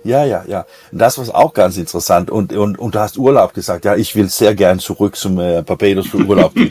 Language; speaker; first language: German; non-native, learner; Danish